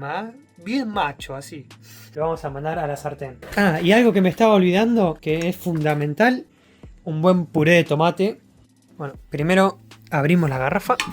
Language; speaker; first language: Spanish; native; Spanish